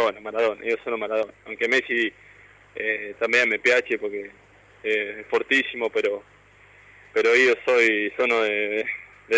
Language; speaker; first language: Italian; non-native, learner; Spanish